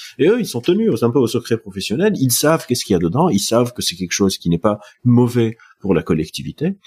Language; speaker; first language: French; non-native, local second language; Arabic